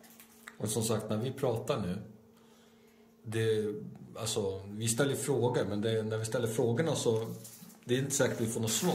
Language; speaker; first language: Swedish; native; Swedish